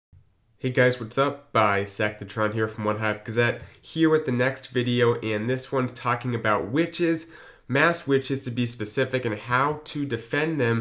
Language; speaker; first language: English; native; English